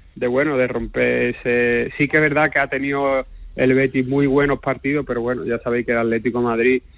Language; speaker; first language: Spanish; native; Spanish